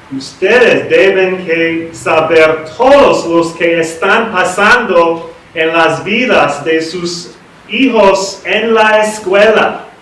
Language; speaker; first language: Spanish; non-native, learner; English